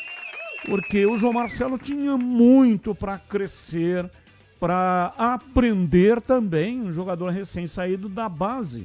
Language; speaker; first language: Portuguese; native; Portuguese